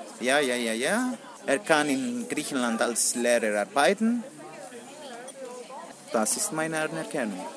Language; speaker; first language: German; non-native, learner; Greek